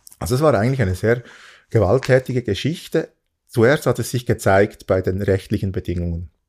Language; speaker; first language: German; early bilingual, other home language; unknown